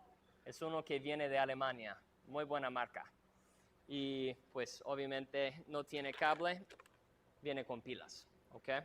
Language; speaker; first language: Spanish; non-native, fluent; English